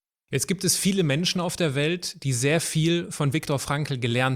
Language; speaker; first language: German; native; German